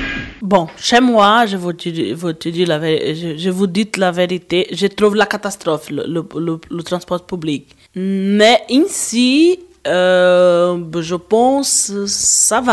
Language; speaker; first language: French; non-native, learner; Portuguese